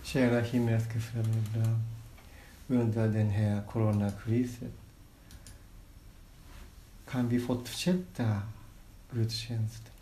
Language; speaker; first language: Swedish; non-native, fluent; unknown